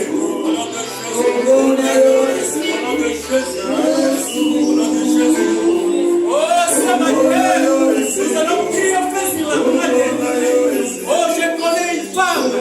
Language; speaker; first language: French; non-native, local second language; Lingala